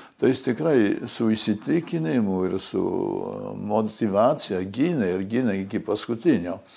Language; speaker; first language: Lithuanian; early bilingual, heritage; Lithuanian